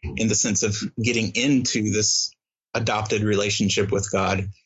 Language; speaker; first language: English; native; English